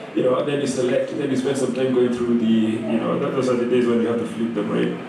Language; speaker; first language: English; non-native, local second language; Kikuyu